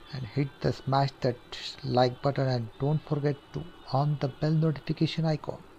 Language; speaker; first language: Hindi; non-native, local second language; Urdu